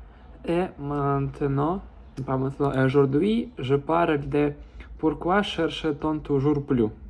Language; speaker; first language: French; non-native, learner; Russian